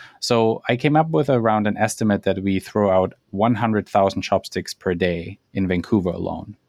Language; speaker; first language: English; non-native, fluent; German